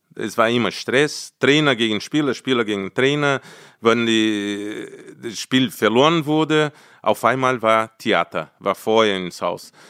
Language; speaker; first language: German; non-native, fluent; Portuguese